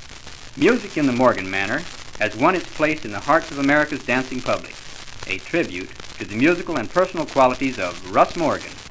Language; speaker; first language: English; native; English